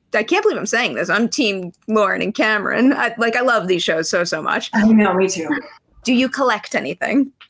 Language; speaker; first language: English; native; English